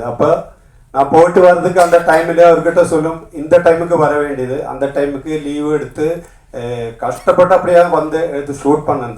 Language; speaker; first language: Tamil; non-native, learner; Malayalam